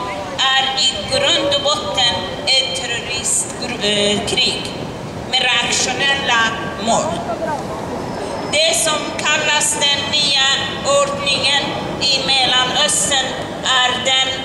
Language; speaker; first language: Swedish; non-native, learner; Persian